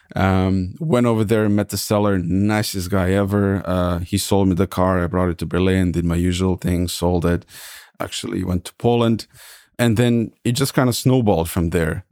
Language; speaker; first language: English; non-native, fluent; Serbian